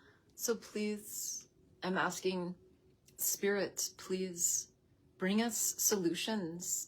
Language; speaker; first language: English; native; English